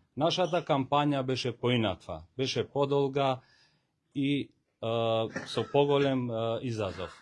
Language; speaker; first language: Macedonian; non-native, local second language; Albanian